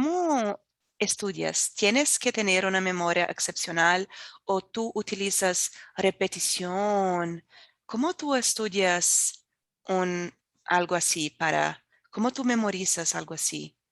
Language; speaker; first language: Spanish; non-native, fluent; Portuguese